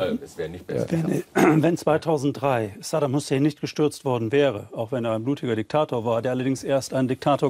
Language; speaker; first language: German; native; German